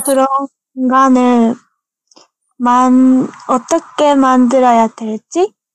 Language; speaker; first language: Korean; non-native, fluent; Japanese